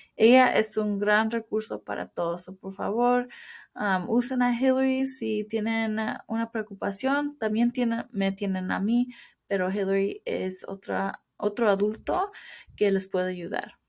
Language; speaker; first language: Spanish; early bilingual, heritage; Spanish